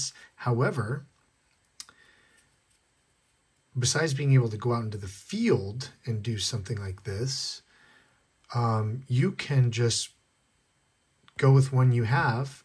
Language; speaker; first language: English; native; English